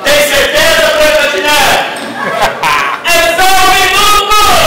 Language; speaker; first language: Portuguese; native; Portuguese